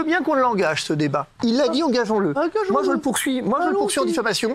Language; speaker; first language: French; native; French